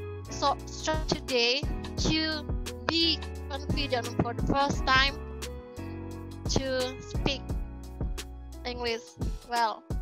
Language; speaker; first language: English; non-native, learner; Indonesian